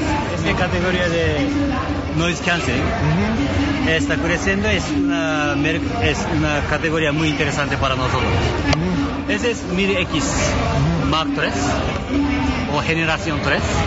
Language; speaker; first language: Spanish; non-native, learner; Japanese